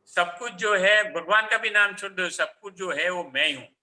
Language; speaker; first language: Hindi; non-native, local second language; Gujarati